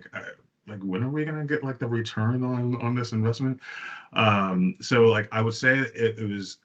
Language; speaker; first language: English; native; English